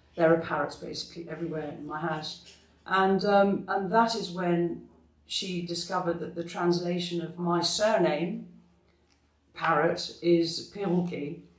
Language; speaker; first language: English; native; English